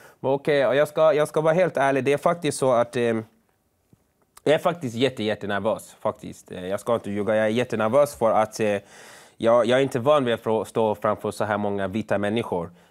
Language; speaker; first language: Swedish; early bilingual, other home language; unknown